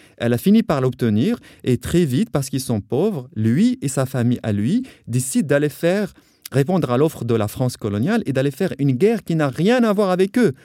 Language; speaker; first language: French; non-native, local second language; Arabic